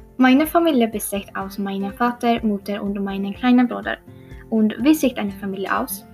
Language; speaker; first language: German; non-native, learner; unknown